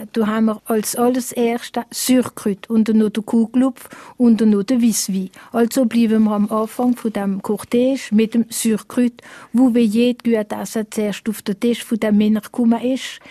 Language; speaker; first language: German; non-native, local second language; Swiss German